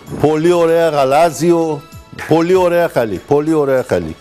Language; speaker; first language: Greek; non-native, learner; Persian